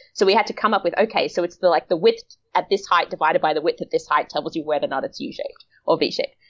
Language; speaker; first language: English; native; English